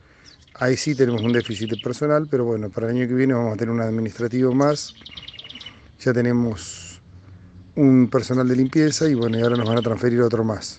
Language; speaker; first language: Spanish; native; Spanish